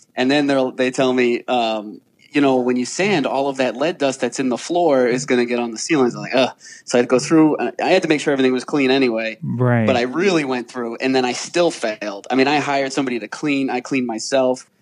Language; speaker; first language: English; native; English